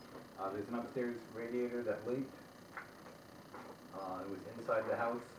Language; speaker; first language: English; native; English